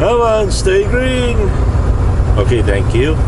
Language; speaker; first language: English; native; English